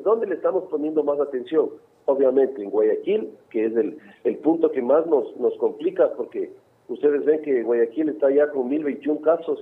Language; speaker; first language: Spanish; native; Spanish